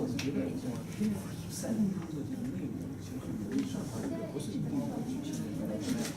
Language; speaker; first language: Chinese; native; Chinese